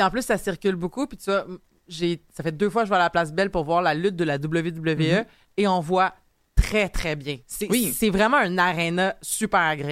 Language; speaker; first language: French; native; French